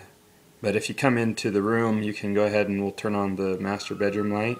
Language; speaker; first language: English; native; English